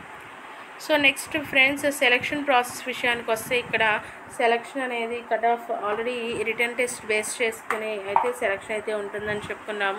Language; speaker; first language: Telugu; native; Telugu